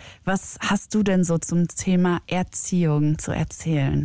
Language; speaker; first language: German; native; German